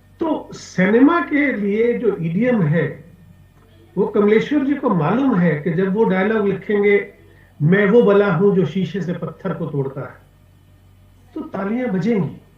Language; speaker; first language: Hindi; non-native, local second language; Punjabi